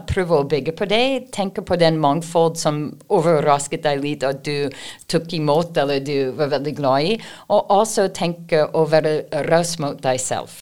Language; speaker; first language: Norwegian; non-native, fluent; English